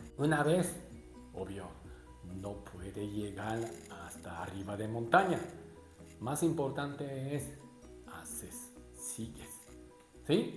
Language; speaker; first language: Spanish; non-native, learner; Japanese